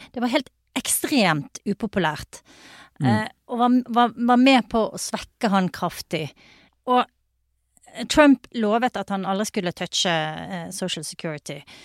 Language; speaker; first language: Norwegian; native; Norwegian